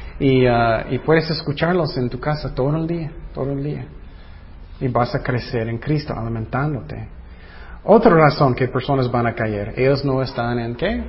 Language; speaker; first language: Spanish; non-native, fluent; English